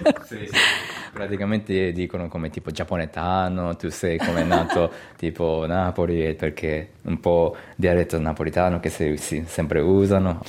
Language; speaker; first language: Italian; non-native, learner; Japanese